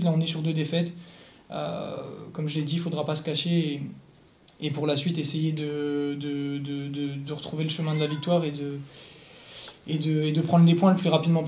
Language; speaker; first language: French; native; French